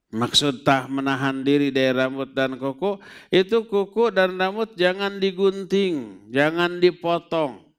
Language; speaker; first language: Indonesian; non-native, local second language; Sundanese